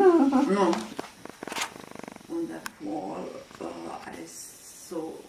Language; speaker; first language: English; non-native, learner; Hungarian